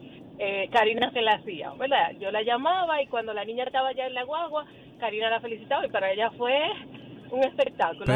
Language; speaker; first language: Spanish; native; Spanish